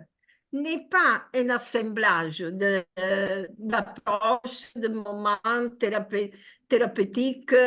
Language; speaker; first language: French; non-native, fluent; Italian